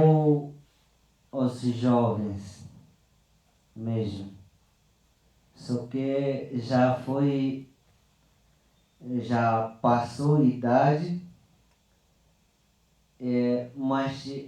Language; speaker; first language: Portuguese; non-native, local second language; Yanomámi